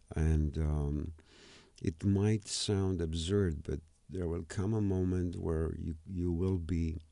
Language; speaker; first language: English; non-native, fluent; Romanian